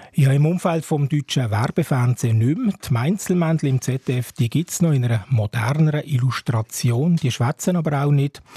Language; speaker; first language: German; native; German